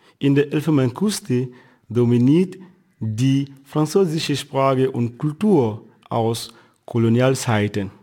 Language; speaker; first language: German; non-native, fluent; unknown